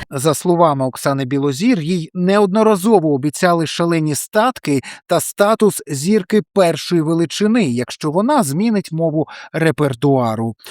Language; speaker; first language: Ukrainian; native; Ukrainian